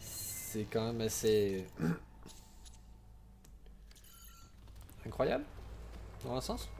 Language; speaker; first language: French; native; French